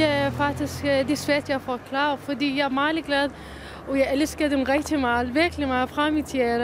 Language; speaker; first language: Danish; non-native, learner; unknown